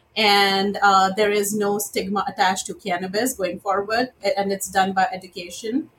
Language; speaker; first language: English; non-native, local second language; Marathi